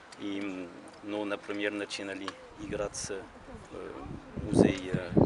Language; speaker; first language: Russian; non-native, learner; French